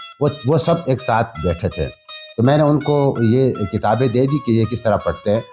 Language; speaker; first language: Urdu; non-native, local second language; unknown